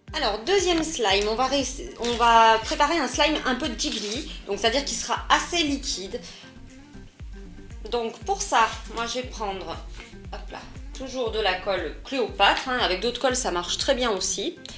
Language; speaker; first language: French; native; French